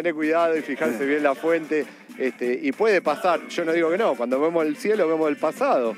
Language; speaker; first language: Spanish; native; Spanish